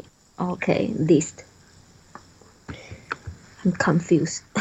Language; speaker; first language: English; non-native, learner; Chinese